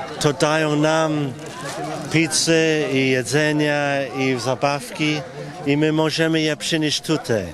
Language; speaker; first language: Polish; early bilingual, heritage; English